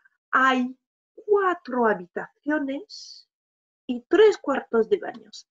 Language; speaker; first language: Spanish; non-native, fluent; French